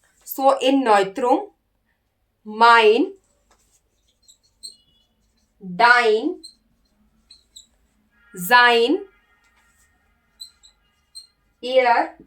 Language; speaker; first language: German; non-native, learner; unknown